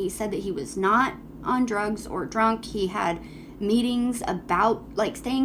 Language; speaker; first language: English; native; English